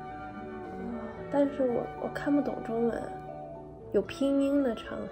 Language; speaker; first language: Chinese; early bilingual, heritage; Chinese